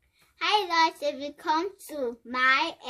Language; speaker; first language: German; early bilingual, other home language; Filipino